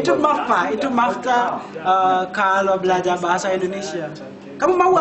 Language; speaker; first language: Indonesian; non-native, learner; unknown